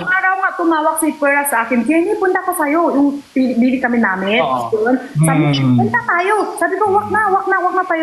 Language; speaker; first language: Filipino; non-native, learner; Korean